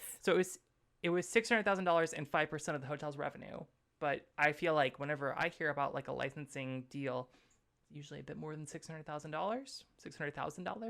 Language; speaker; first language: English; native; English